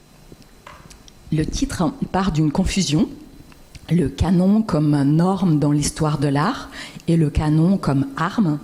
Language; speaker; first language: French; non-native, fluent; Russian